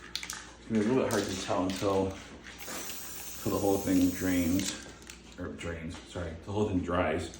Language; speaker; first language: English; native; English